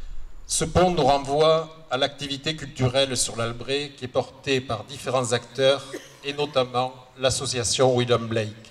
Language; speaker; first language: French; native; French